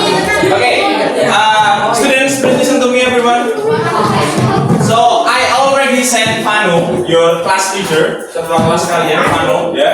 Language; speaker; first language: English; non-native, fluent; Indonesian